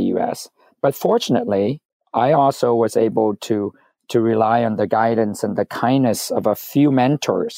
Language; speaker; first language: English; non-native, fluent; Vietnamese